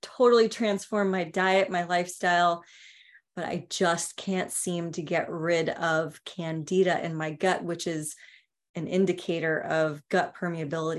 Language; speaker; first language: English; native; English